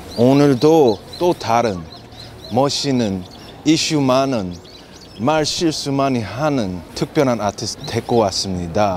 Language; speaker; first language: Korean; early bilingual, heritage; Korean